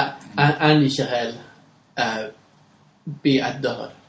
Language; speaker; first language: Arabic; non-native, learner; English